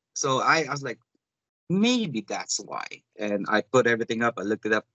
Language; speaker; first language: English; non-native, local second language; Cebuano